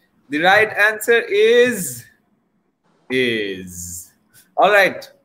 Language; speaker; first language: English; non-native, local second language; Bangla